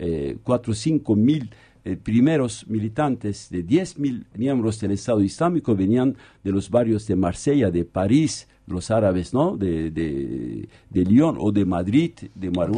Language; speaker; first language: Spanish; non-native, fluent; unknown